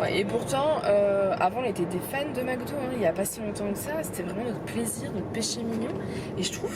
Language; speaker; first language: French; native; French